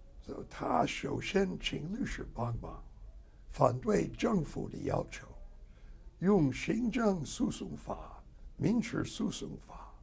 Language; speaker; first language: Chinese; non-native, fluent; English